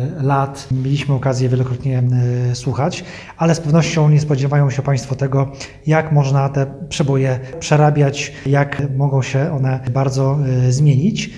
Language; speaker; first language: Polish; native; Polish